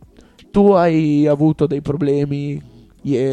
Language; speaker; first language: Italian; native; Italian